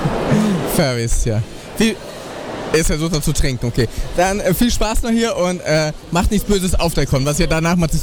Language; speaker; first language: German; native; German